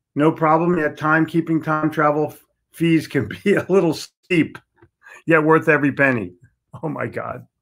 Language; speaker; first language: English; native; English